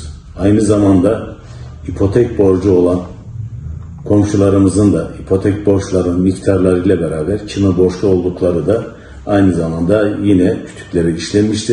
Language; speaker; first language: Turkish; native; Turkish